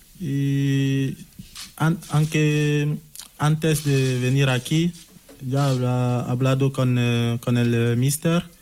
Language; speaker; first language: Spanish; non-native, learner; French